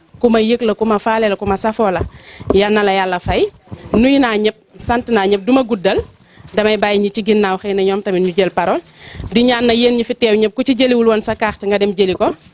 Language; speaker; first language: Wolof; non-native, local second language; Fula